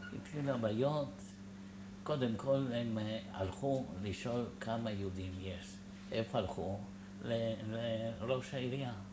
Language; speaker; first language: Hebrew; non-native, fluent; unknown